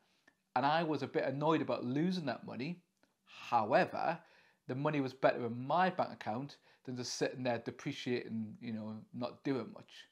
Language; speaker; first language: English; native; English